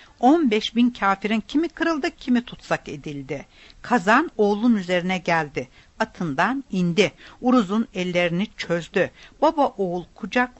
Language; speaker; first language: Turkish; native; Turkish